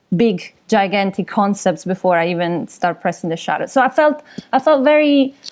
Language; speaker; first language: English; non-native, fluent; Italian